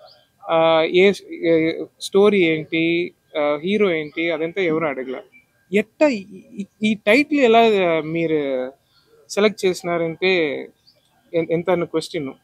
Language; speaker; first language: Telugu; non-native, local second language; Tamil